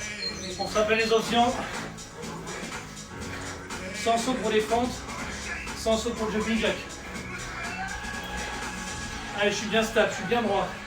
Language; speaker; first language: French; native; French